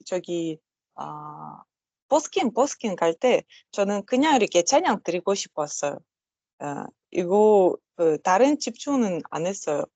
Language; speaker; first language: Korean; non-native, learner; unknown